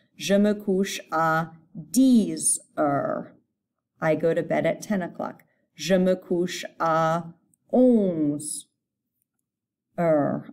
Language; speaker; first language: French; non-native, fluent; English